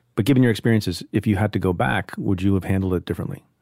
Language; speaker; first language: English; early bilingual, other home language; Hindi